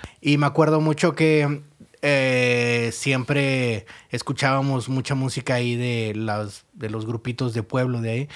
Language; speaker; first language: Spanish; native; Spanish